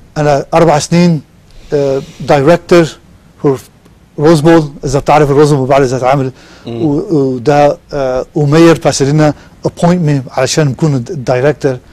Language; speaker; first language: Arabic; non-native, local second language; Armenian